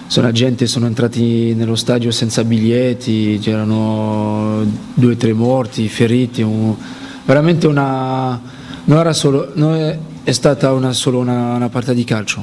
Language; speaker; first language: Italian; non-native, fluent; French